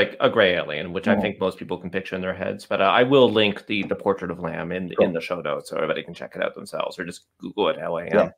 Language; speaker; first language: English; native; English